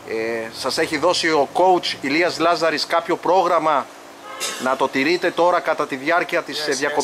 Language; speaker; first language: Greek; native; Greek